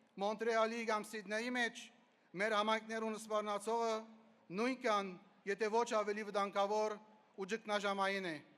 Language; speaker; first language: Armenian; native; Armenian